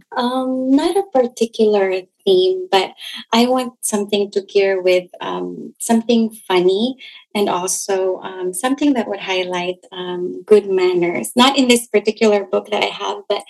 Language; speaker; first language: English; non-native, local second language; Cebuano